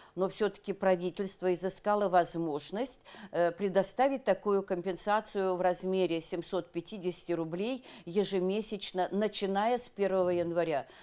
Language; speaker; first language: Russian; native; Russian